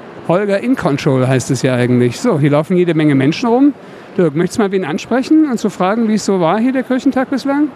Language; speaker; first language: German; native; German